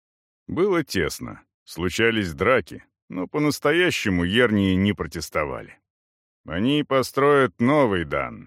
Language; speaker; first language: Russian; native; Russian